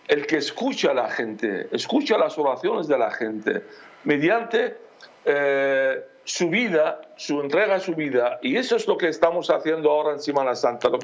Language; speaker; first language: Spanish; non-native, fluent; Aramaic